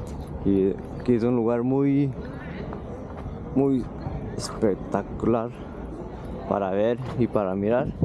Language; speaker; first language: Spanish; early bilingual, heritage; Spanish